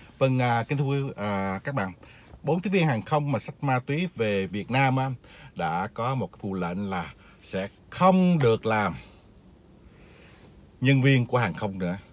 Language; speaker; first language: Vietnamese; native; Vietnamese